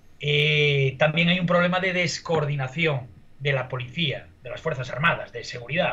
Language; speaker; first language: Spanish; native; Spanish